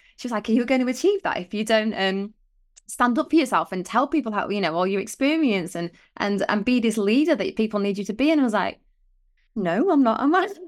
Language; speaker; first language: English; native; English